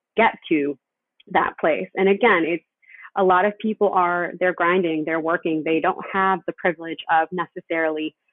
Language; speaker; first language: English; early bilingual, other home language; Spanish